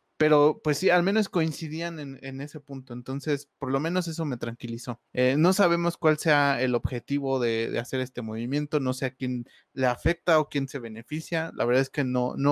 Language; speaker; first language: Spanish; native; Spanish